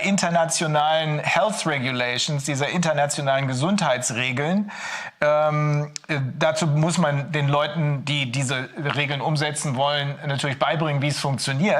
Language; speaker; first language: German; native; German